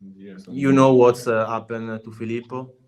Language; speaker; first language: English; non-native, learner; Italian